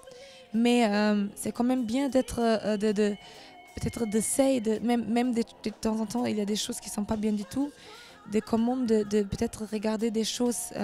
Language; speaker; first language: French; non-native, learner; German